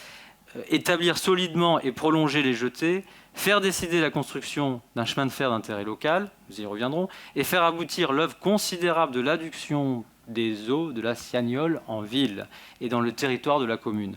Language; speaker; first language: French; native; French